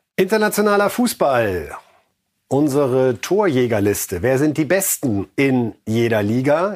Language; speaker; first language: German; native; German